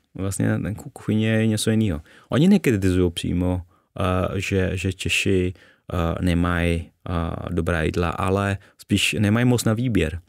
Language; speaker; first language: Czech; early bilingual, other home language; Vietnamese